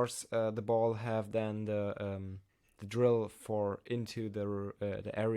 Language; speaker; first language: English; non-native, learner; German